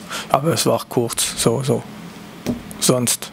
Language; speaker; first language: German; non-native, local second language; French